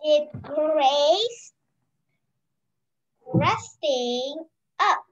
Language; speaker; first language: English; non-native, learner; Vietnamese